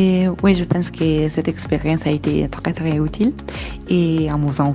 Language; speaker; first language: French; non-native, learner; Italian